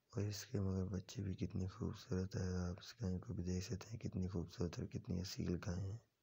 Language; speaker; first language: Urdu; non-native, local second language; Punjabi